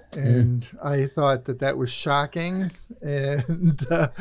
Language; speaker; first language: English; native; English